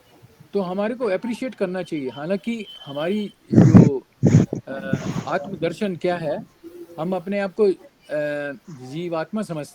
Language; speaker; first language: Hindi; native; Hindi